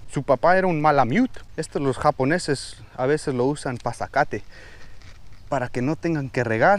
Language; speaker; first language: Spanish; early bilingual, heritage; Spanish